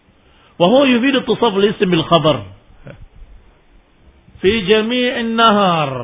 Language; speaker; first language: Arabic; non-native, fluent; Indonesian